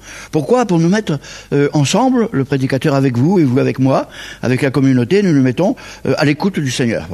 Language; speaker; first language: French; native; French